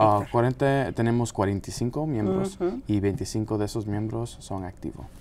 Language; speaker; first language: Spanish; non-native, local second language; English